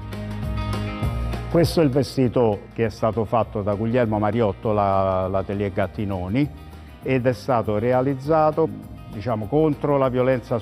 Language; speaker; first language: Italian; native; Italian